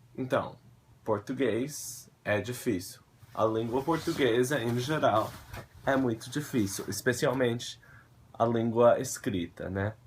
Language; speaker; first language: Portuguese; non-native, fluent; English